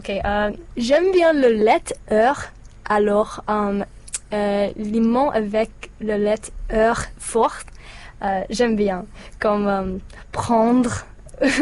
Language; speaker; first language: French; non-native, learner; English